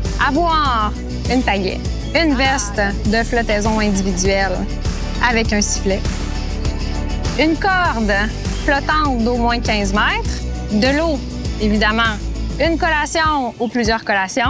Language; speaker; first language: French; native; French